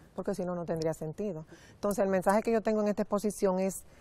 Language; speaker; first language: Spanish; native; Spanish